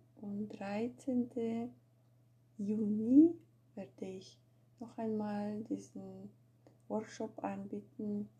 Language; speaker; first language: German; non-native, fluent; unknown